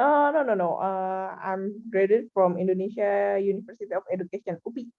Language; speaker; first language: English; non-native, learner; Indonesian